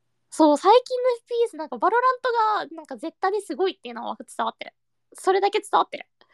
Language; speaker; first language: Japanese; early bilingual, heritage; Japanese